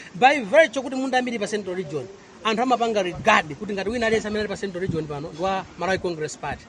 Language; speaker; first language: Nyanja; non-native, local second language; Tumbuka